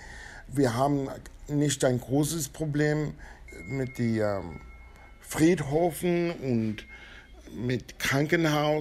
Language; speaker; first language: German; non-native, fluent; Spanish